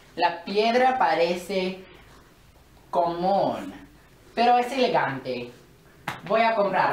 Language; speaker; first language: Spanish; non-native, learner; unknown